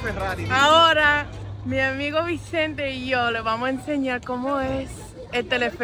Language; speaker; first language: Spanish; non-native, fluent; English